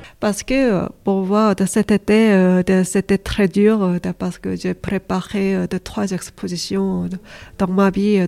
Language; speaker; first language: French; non-native, learner; Korean